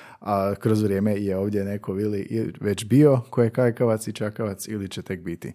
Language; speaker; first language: Croatian; native; Croatian